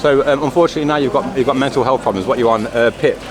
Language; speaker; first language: English; native; English